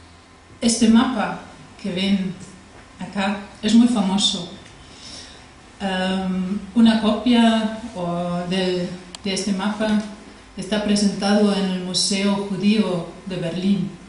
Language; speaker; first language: Spanish; non-native, fluent; German